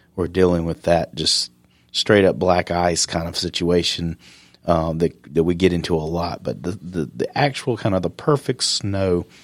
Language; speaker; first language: English; native; English